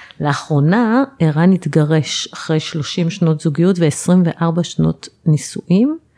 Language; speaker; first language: Hebrew; native; Hebrew